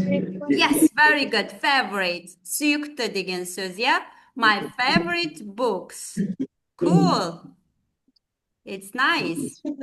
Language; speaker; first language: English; non-native, fluent; Kazakh